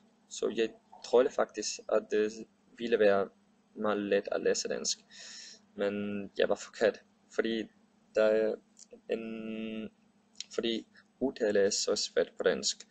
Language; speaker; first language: Danish; non-native, learner; Spanish